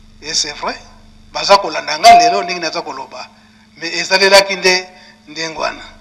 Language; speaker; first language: Lingala; non-native, local second language; Kongo